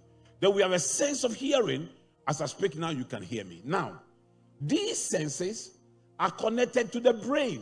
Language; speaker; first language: English; non-native, local second language; Akan